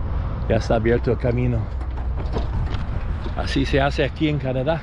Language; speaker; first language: Spanish; non-native, fluent; English